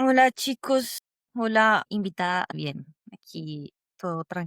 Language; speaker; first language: Spanish; native; Spanish